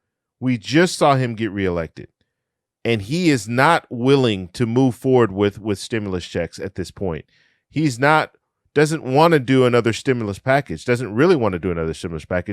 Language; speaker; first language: English; native; English